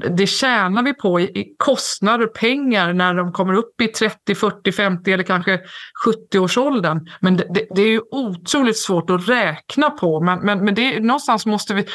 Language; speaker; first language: Swedish; native; Swedish